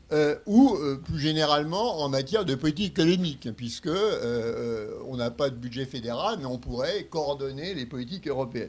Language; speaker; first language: French; native; French